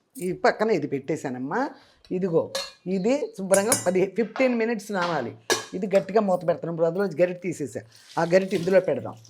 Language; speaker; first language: Telugu; native; Telugu